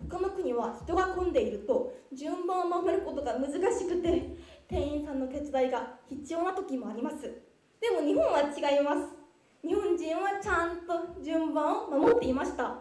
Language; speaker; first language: Japanese; non-native, fluent; Korean